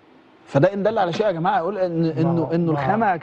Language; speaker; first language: Arabic; native; Arabic